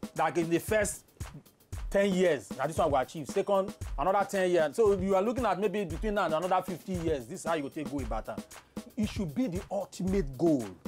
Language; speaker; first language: Nigerian Pidgin; non-native, local second language; Igbo